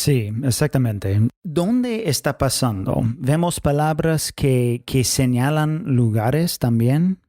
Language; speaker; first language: Spanish; non-native, fluent; English